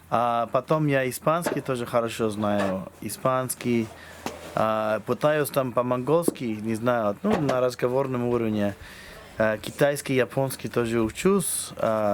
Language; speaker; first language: Russian; non-native, fluent; English